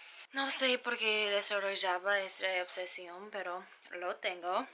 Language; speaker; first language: Spanish; non-native, learner; English